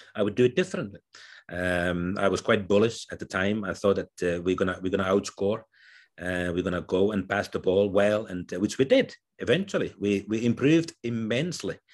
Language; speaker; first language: English; non-native, fluent; Finnish